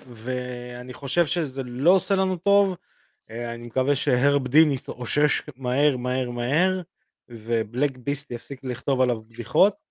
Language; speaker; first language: Hebrew; early bilingual, other home language; Russian